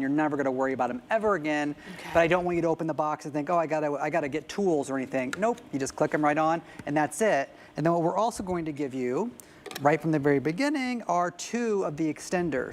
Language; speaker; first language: English; native; English